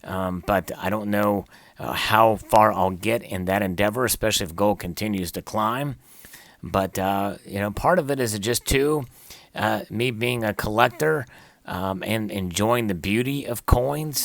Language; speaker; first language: English; native; English